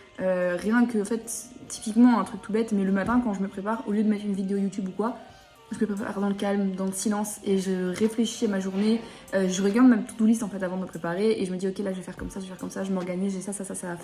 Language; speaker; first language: French; native; French